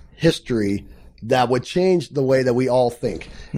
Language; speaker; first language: English; native; English